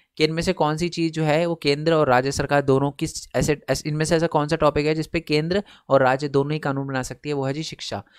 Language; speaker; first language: Hindi; native; Hindi